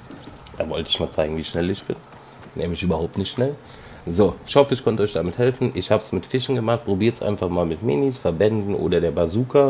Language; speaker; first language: German; native; German